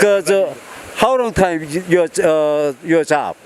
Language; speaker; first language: English; non-native, learner; Korean